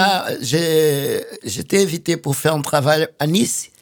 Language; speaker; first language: French; non-native, fluent; Portuguese